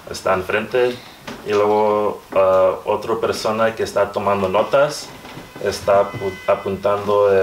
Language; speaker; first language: Spanish; early bilingual, other home language; English